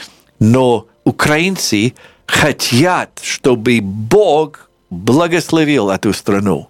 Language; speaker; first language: Russian; non-native, fluent; English